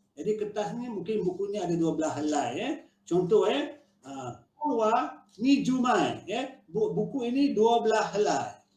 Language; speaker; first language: Malay; native; Malay